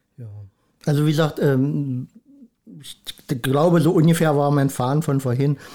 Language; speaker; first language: German; native; German